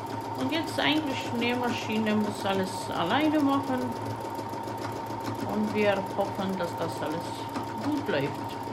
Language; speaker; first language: German; non-native, learner; Croatian